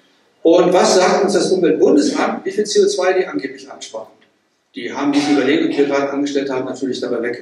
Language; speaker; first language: German; native; German